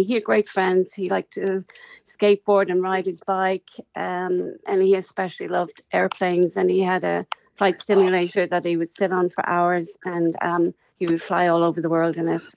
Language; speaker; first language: English; native; English